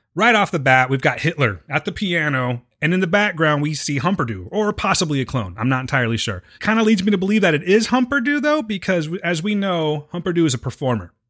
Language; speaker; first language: English; native; English